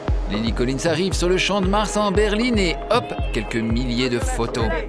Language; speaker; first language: French; native; French